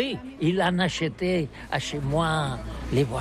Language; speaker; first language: French; non-native, learner; Catalan